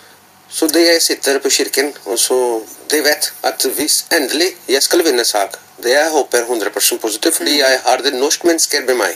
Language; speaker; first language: Norwegian; non-native, learner; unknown